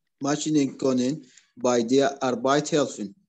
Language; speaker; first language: German; non-native, learner; Arabic